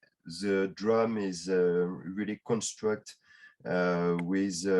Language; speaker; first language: English; non-native, learner; French